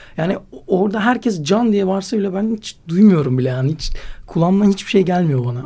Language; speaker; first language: Turkish; native; Turkish